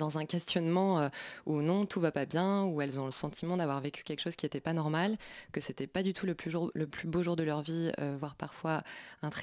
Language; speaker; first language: French; native; French